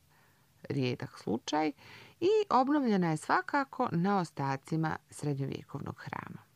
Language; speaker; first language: Croatian; native; Croatian